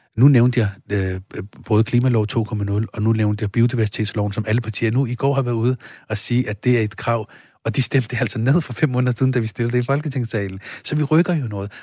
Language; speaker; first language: Danish; early bilingual, other home language; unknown